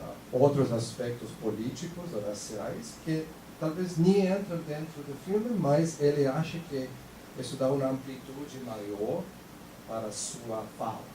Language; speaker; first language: Portuguese; non-native, fluent; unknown